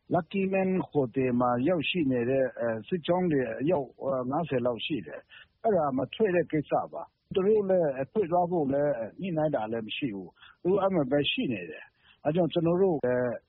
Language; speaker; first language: Burmese; non-native, local second language; Kachin